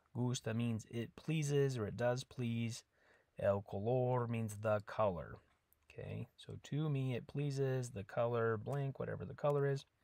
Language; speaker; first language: English; native; English